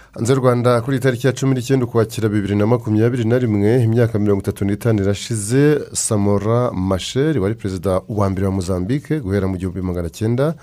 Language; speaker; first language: Kinyarwanda; native; Kinyarwanda